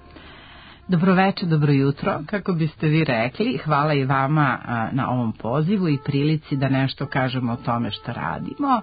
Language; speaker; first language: Serbian; native; Serbian